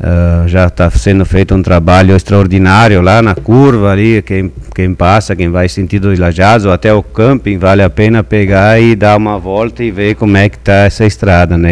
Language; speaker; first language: Portuguese; native; Portuguese